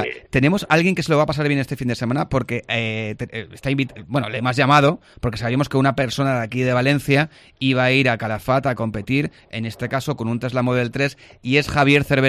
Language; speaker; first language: Spanish; native; Spanish